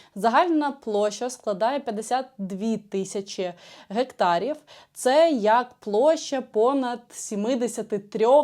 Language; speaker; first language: Ukrainian; native; Ukrainian